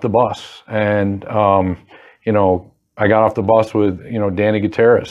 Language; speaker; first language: English; native; English